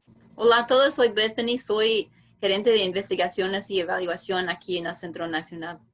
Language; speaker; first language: Spanish; non-native, fluent; English